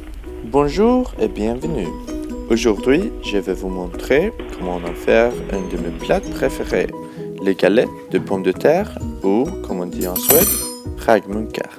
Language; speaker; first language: French; non-native, learner; Swedish